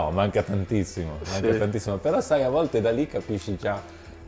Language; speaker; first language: Italian; native; Italian